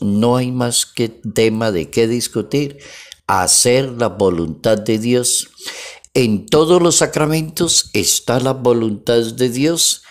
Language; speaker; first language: Spanish; native; Spanish